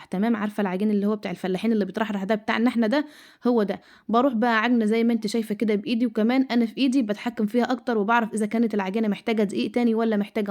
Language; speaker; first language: Arabic; native; Arabic